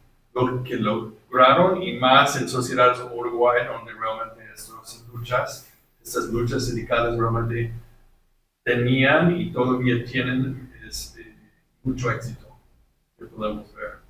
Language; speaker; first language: Spanish; non-native, fluent; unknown